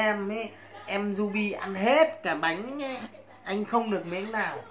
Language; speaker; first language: Vietnamese; native; Vietnamese